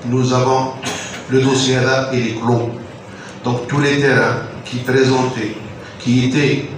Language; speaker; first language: French; non-native, local second language; Arabic